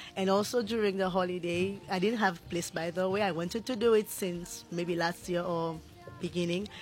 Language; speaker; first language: English; non-native, local second language; Seselwa Creole French